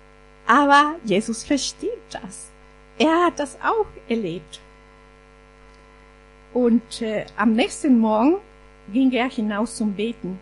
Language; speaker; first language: German; non-native, fluent; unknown